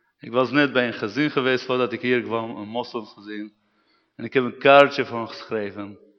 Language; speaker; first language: Dutch; non-native, fluent; Arabic